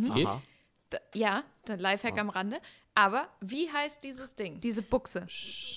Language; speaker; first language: German; native; German